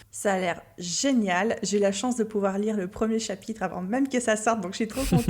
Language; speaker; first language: French; native; French